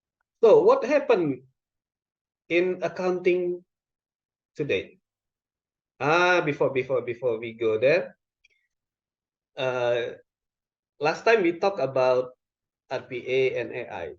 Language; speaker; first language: English; non-native, local second language; Indonesian